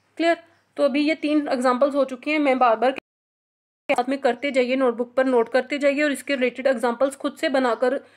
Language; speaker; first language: Hindi; non-native, local second language; Punjabi